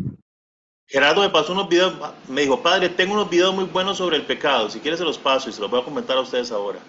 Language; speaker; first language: Spanish; native; Spanish